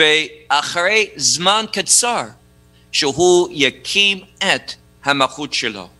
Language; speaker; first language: Hebrew; non-native, fluent; English